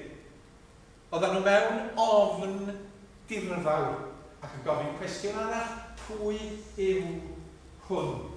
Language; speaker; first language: Welsh; native; Welsh